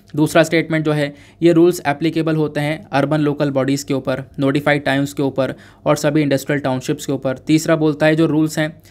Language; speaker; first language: Hindi; native; Hindi